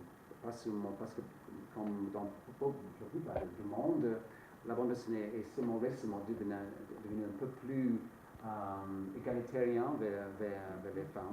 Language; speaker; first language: French; non-native, fluent; English